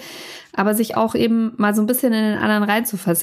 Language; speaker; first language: German; native; German